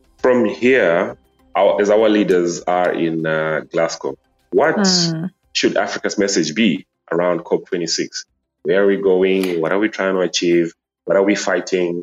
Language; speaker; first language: English; non-native, local second language; Nyanja